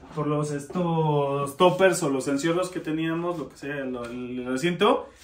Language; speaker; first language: Spanish; native; Spanish